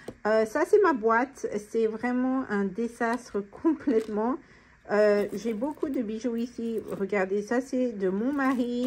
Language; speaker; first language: French; non-native, fluent; Spanish